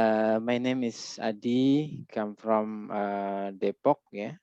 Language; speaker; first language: English; non-native, learner; Indonesian